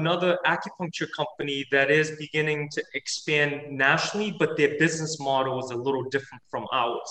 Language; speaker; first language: English; native; English